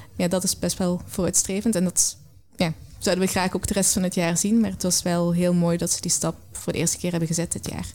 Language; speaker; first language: Dutch; native; Dutch